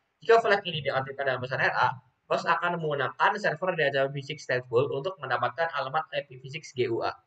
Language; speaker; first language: Indonesian; native; Indonesian